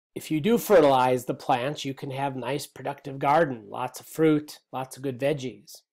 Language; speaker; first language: English; native; English